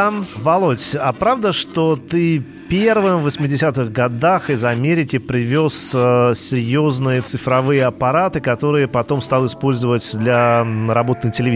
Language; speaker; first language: Russian; native; Russian